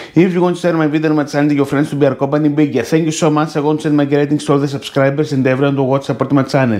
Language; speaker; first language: English; non-native, learner; Greek